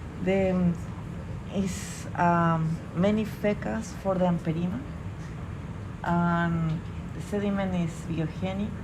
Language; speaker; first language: English; non-native, learner; Spanish